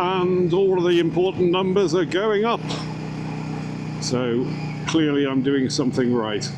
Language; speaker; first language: English; native; English